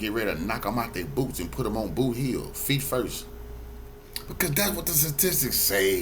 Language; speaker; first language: English; native; English